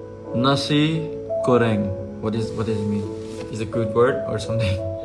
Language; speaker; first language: English; non-native, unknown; Thai